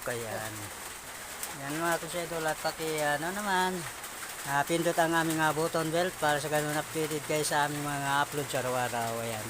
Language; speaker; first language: Filipino; native; Filipino